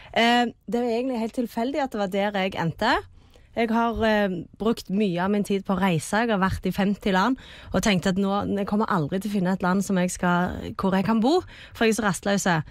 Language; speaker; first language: Norwegian; native; Norwegian